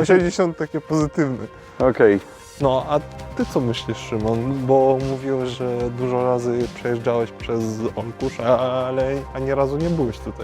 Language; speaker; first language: Polish; non-native, fluent; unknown